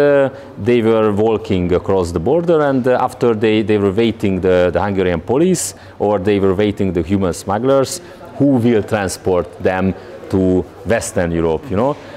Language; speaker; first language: English; non-native, learner; Hungarian